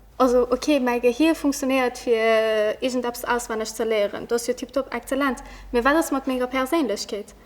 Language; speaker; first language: Luxembourgish; early bilingual, other home language; Persian